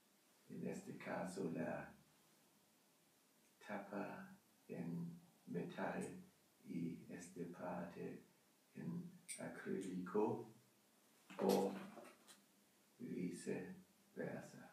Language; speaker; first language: Spanish; non-native, learner; German